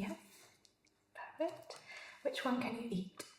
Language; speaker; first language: English; native; English